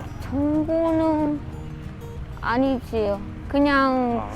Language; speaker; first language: Korean; non-native, learner; Vietnamese